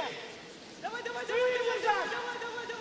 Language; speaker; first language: Russian; native; Russian